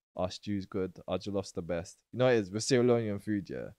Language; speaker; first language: English; native; English